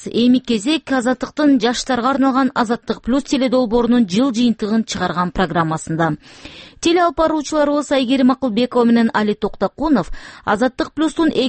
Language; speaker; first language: Kyrgyz; native; Kyrgyz